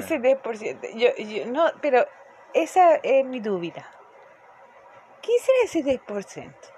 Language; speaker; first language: Portuguese; non-native, fluent; Spanish